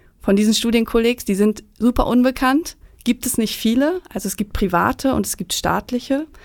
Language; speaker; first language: German; native; German